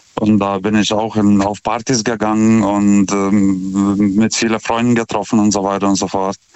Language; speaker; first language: German; non-native, fluent; Lithuanian